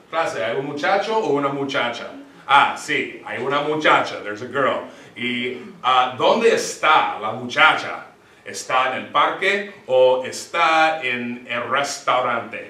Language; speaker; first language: Spanish; non-native, fluent; English